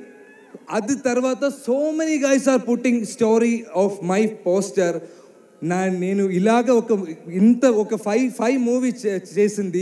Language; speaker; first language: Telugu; non-native, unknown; Malayalam